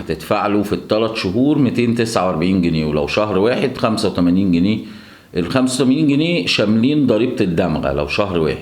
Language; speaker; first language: Arabic; native; Arabic